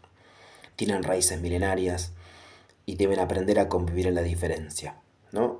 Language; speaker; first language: Spanish; native; Spanish